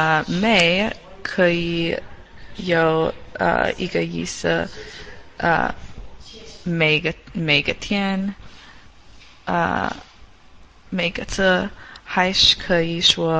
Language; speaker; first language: Chinese; non-native, learner; English